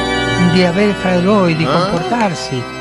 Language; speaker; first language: Italian; non-native, fluent; Spanish